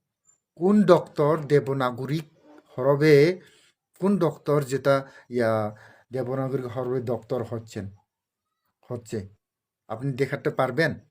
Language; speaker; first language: Bangla; non-native, local second language; Kok Borok